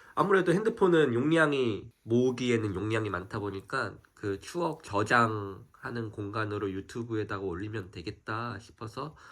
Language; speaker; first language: Korean; native; Korean